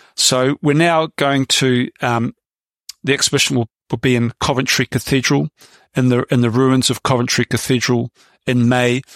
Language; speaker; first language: English; native; English